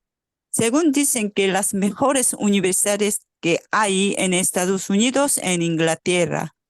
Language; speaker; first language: Spanish; non-native, fluent; Korean